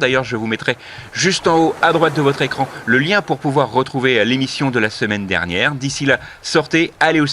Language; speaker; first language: French; native; French